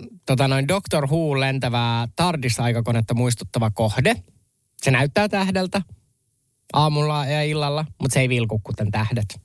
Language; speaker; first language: Finnish; native; Finnish